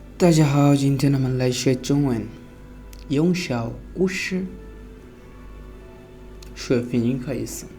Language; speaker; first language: Chinese; non-native, fluent; Bangla